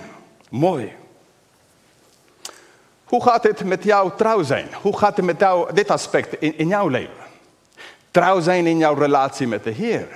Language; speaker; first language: Dutch; non-native, fluent; English